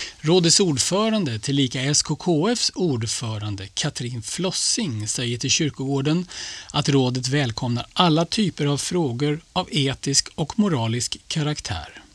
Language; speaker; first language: Swedish; native; Swedish